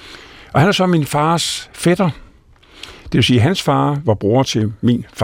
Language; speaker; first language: Danish; native; Danish